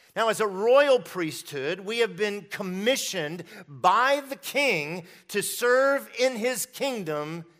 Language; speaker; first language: English; early bilingual, other home language; Hungarian